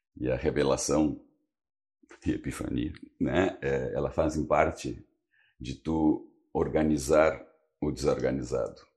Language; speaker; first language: Portuguese; early bilingual, other home language; Spanish